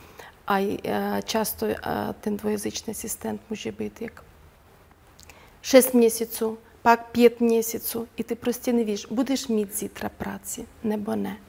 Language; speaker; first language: Czech; non-native, learner; Ukrainian